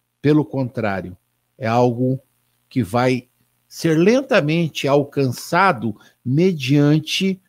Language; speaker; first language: Portuguese; native; Portuguese